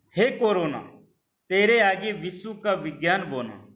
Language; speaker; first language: Hindi; native; Hindi